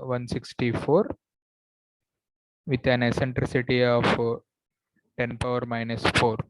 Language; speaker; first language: English; non-native, local second language; Telugu